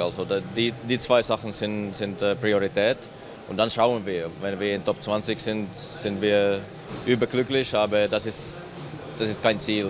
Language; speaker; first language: German; non-native, fluent; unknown